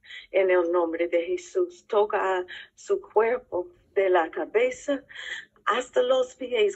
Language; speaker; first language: Spanish; non-native, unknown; English